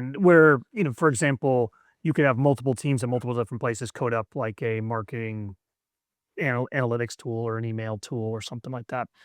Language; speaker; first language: English; native; English